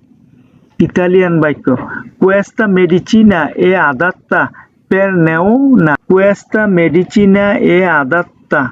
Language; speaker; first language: Italian; non-native, learner; Bangla